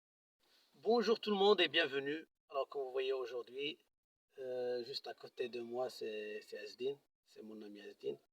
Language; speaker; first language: French; non-native, local second language; Arabic